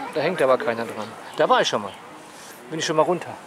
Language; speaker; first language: German; native; German